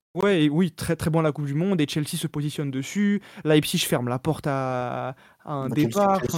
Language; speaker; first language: French; native; French